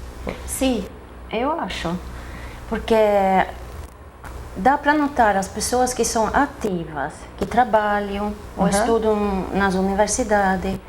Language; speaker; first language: Portuguese; non-native, fluent; Swedish